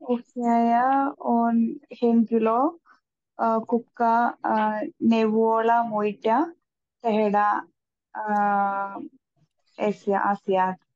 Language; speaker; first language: Finnish; non-native, learner; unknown